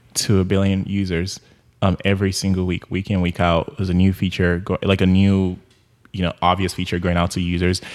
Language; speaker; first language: English; non-native, local second language; Yoruba